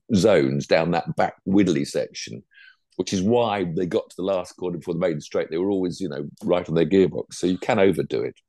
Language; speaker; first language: English; native; English